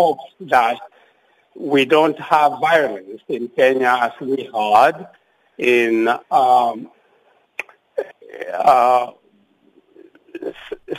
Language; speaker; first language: English; non-native, local second language; Luo (Kenya and Tanzania)